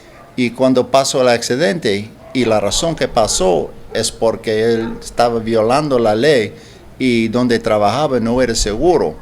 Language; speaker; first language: Spanish; non-native, learner; English